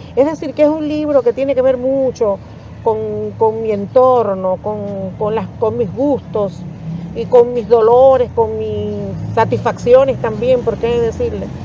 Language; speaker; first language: Spanish; native; Spanish